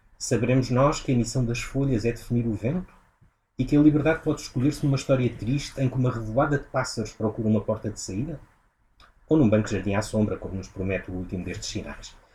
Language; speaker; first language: Portuguese; native; Portuguese